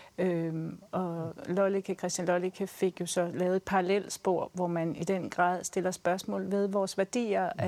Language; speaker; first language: Danish; native; Danish